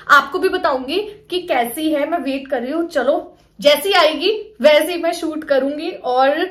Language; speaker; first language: Hindi; native; Hindi